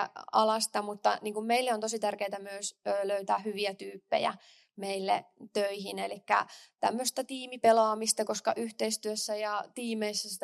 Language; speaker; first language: Finnish; native; Finnish